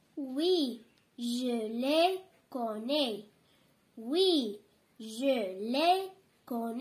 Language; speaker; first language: French; non-native, learner; Arabic